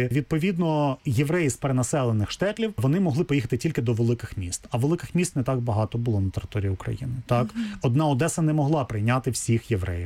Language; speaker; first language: Ukrainian; native; Ukrainian